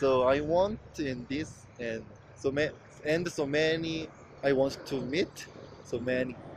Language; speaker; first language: English; non-native, learner; Korean